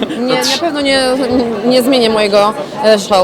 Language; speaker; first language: Polish; native; Polish